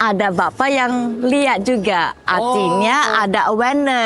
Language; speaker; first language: Indonesian; early bilingual, heritage; Indonesian